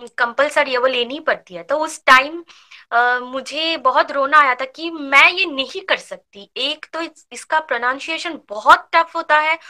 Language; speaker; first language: Hindi; non-native, local second language; Bangla